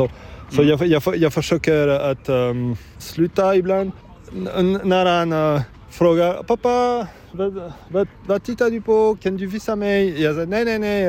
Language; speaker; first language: Swedish; non-native, learner; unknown